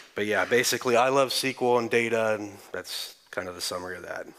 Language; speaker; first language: English; native; English